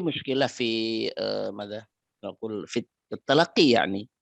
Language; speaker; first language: Arabic; non-native, fluent; Indonesian